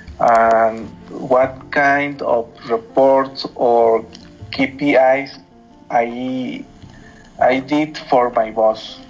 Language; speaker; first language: English; non-native, learner; Spanish